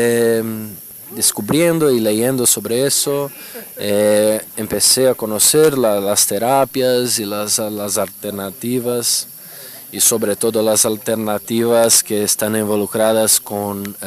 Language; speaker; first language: Spanish; non-native, fluent; Portuguese